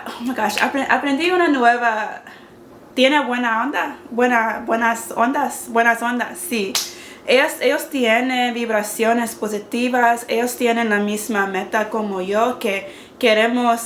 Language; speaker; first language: Spanish; non-native, learner; English